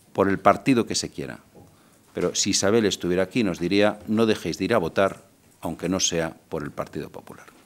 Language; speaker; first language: Spanish; native; Spanish